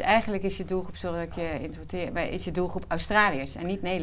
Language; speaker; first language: Dutch; native; Dutch